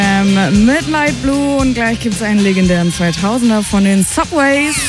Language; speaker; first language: German; native; German